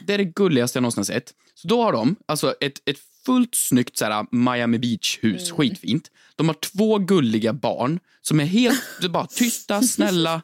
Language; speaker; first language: Swedish; native; Swedish